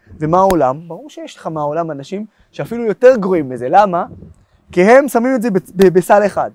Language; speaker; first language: Hebrew; non-native, local second language; Arabic